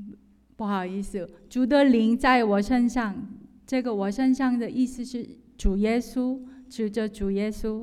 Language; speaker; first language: Chinese; non-native, fluent; Korean